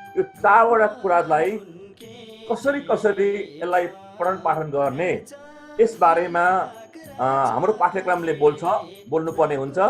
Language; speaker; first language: Nepali; non-native, local second language; Eastern Tamang